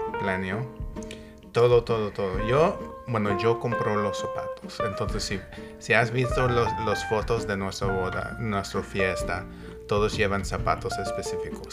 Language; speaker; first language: Spanish; non-native, learner; English